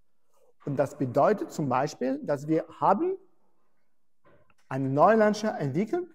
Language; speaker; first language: German; non-native, fluent; French